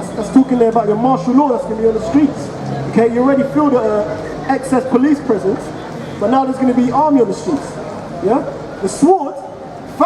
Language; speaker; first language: English; native; English